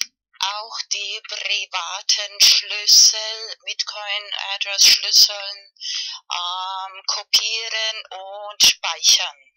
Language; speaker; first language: German; non-native, fluent; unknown